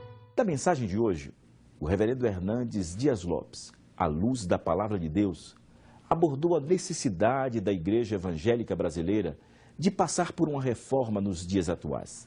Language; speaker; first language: Portuguese; native; Portuguese